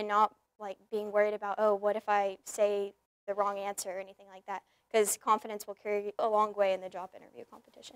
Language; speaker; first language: English; native; English